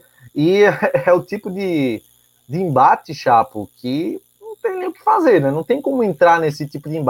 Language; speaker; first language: Portuguese; native; Portuguese